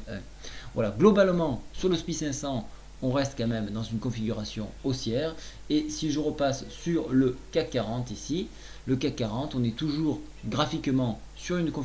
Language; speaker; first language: French; native; French